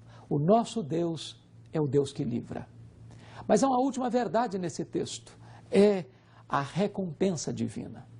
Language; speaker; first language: Portuguese; native; Portuguese